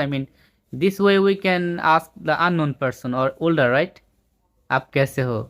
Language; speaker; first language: English; non-native, fluent; Bangla